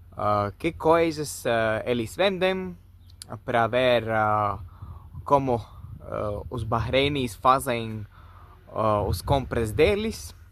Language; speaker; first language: Portuguese; non-native, fluent; Latvian